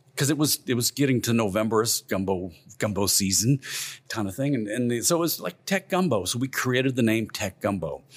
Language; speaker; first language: English; native; English